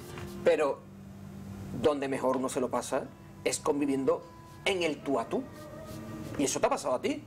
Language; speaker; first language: Spanish; native; Spanish